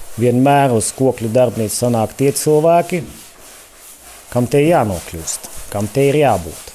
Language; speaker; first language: Latvian; native; Latvian